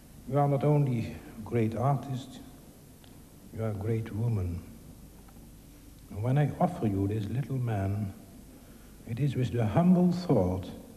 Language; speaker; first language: English; non-native, fluent; Dutch